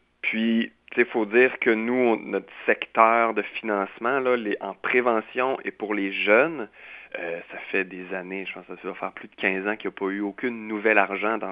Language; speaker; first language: French; native; French